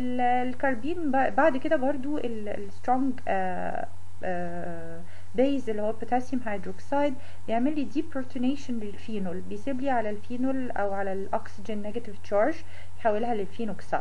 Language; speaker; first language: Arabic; native; Arabic